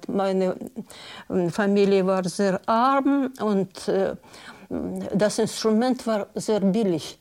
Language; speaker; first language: German; non-native, learner; Russian